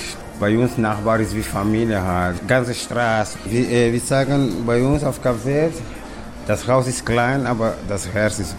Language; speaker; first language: German; non-native, learner; Kabuverdianu